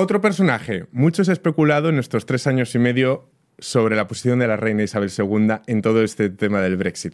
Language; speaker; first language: Spanish; native; Spanish